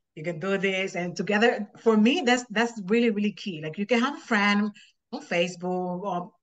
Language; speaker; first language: English; non-native, fluent; Spanish